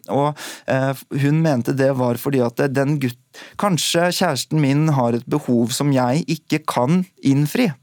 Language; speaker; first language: Norwegian; early bilingual, other home language; Urdu